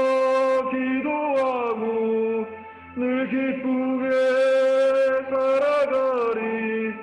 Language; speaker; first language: Korean; native; Korean